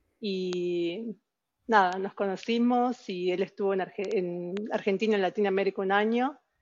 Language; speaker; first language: Spanish; native; Spanish